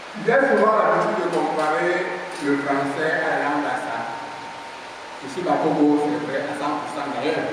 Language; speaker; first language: French; non-native, local second language; Basaa